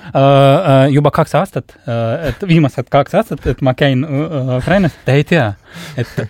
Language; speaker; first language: Estonian; non-native, local second language; Russian